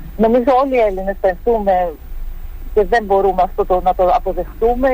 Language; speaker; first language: Greek; native; Greek